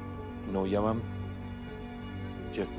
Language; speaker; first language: Russian; non-native, learner; Spanish